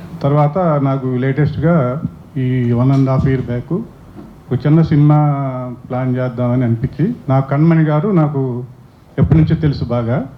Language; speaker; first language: Telugu; native; Telugu